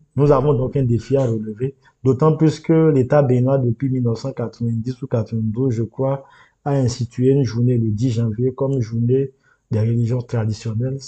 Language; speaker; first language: French; non-native, local second language; Yoruba